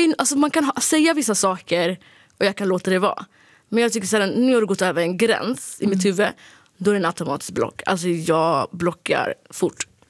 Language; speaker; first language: Swedish; early bilingual, other home language; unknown